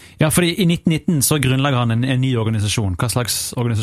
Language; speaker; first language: Norwegian; native; Norwegian